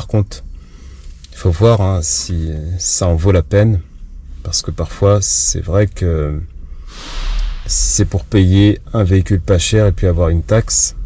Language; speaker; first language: French; native; French